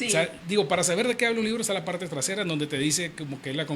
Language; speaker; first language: Spanish; native; Spanish